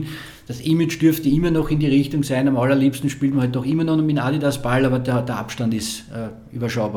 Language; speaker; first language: German; native; German